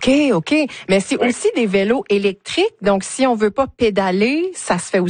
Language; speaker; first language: French; native; French